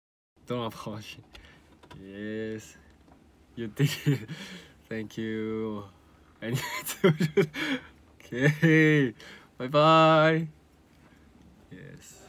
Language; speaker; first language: English; non-native, learner; Korean